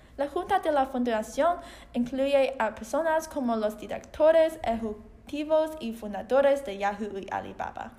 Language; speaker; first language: Spanish; non-native, learner; Chinese